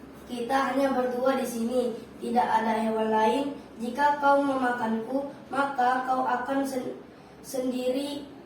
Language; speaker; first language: Indonesian; native; Indonesian